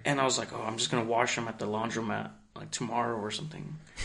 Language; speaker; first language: English; early bilingual, other home language; Spanish